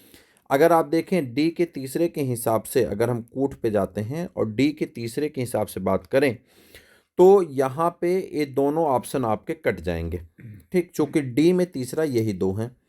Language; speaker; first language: Hindi; native; Hindi